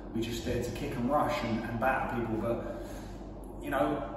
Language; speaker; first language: English; native; English